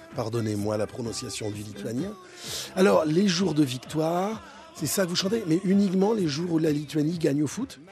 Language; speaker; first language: French; native; French